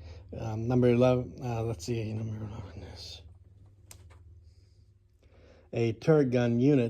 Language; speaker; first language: English; native; English